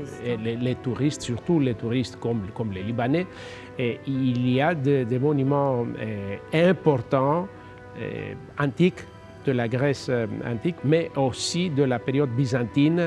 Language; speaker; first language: French; non-native, fluent; Greek